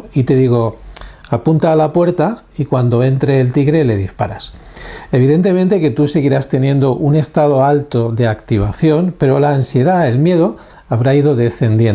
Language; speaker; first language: Spanish; native; Spanish